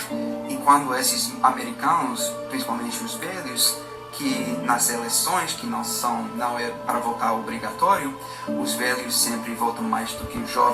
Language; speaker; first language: Portuguese; non-native, fluent; English